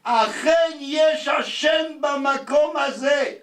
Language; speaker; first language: Hebrew; non-native, fluent; Yiddish